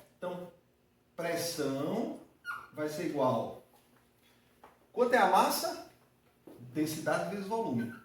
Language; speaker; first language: Portuguese; native; Portuguese